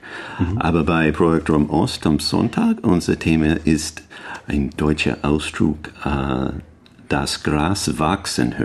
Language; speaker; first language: German; non-native, learner; English